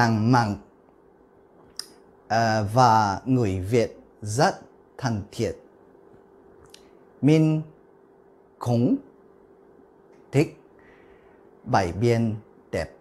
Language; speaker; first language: Vietnamese; non-native, learner; Cantonese